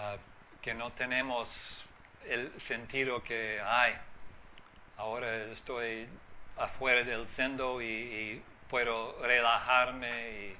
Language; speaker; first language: Spanish; non-native, fluent; English